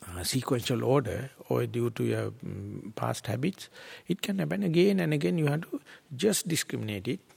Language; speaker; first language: English; non-native, local second language; Sinhala